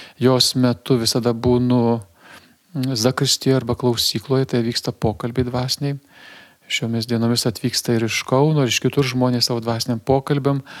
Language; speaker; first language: Lithuanian; native; Lithuanian